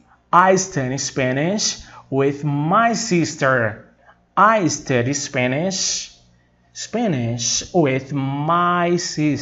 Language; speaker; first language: English; non-native, fluent; Portuguese